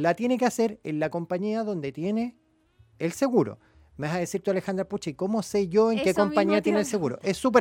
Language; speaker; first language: Spanish; native; Spanish